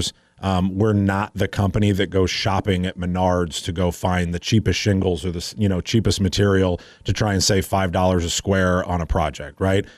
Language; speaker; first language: English; native; English